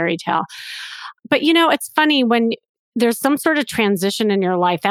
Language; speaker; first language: English; native; English